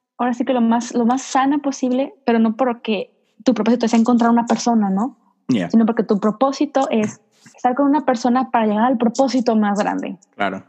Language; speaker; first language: Spanish; native; Spanish